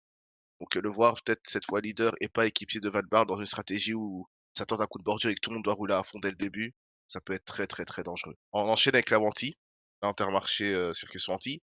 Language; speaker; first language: French; native; French